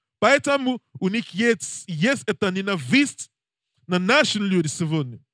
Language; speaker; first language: Russian; non-native, learner; English